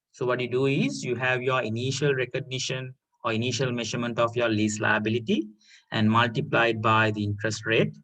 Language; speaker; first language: English; non-native, local second language; Sinhala